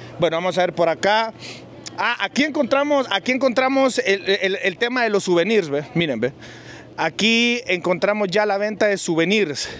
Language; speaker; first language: Spanish; native; Spanish